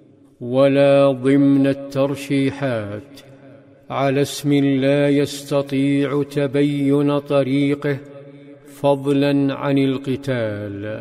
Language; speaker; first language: Arabic; native; Arabic